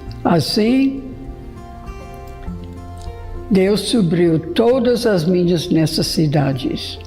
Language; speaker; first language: Portuguese; non-native, fluent; English